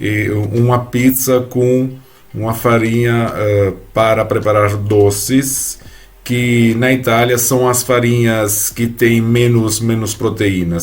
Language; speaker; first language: Portuguese; non-native, fluent; Italian